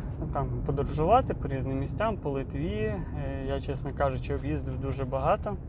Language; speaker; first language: Ukrainian; non-native, local second language; Russian